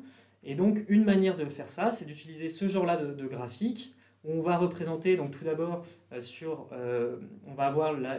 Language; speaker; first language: French; native; French